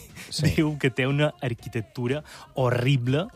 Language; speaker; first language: Catalan; native; Catalan